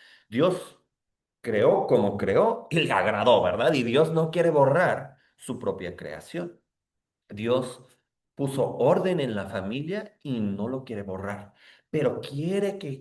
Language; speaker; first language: Spanish; native; Spanish